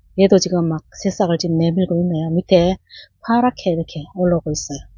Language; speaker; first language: Korean; native; Korean